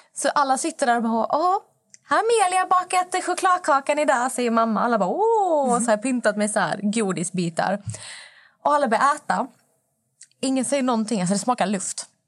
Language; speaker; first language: Swedish; native; Swedish